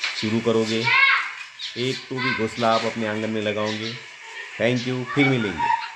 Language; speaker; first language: Hindi; non-native, local second language; Marathi